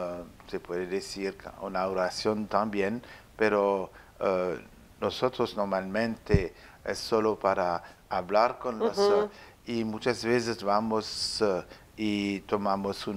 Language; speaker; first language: Spanish; non-native, learner; French